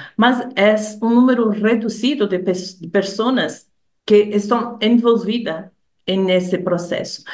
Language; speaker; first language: Portuguese; native; Portuguese